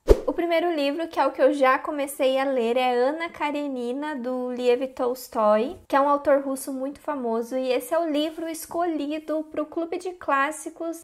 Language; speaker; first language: Portuguese; native; Portuguese